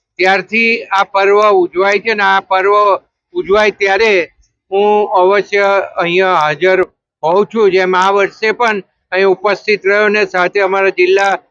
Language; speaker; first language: Gujarati; native; Gujarati